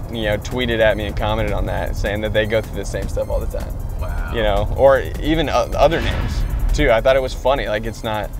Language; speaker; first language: English; native; English